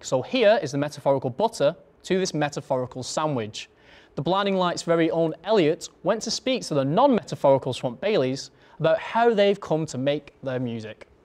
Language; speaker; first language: English; native; English